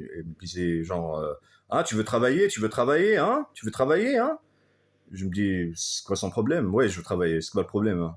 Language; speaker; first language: French; non-native, fluent; Arabic